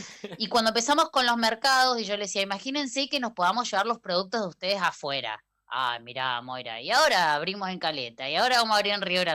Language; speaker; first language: Spanish; native; Spanish